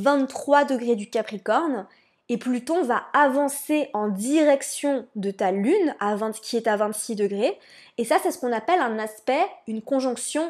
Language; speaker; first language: French; native; French